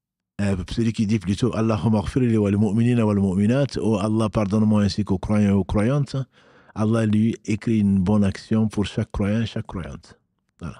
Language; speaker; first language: French; native; French